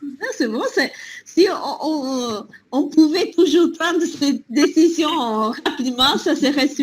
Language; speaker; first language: French; non-native, fluent; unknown